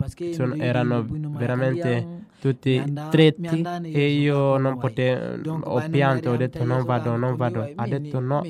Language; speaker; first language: Italian; non-native, fluent; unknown